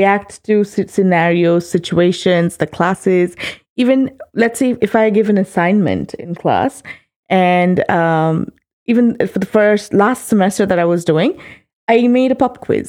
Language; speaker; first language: English; non-native, local second language; Bangla